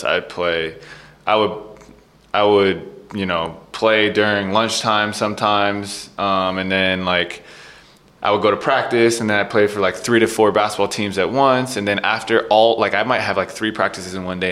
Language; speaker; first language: English; native; English